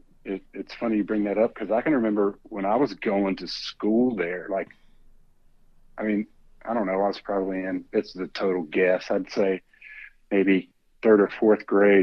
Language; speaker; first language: English; native; English